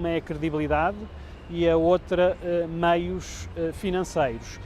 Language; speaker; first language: Portuguese; native; Portuguese